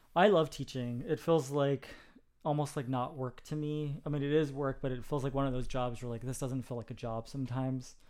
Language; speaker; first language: English; native; English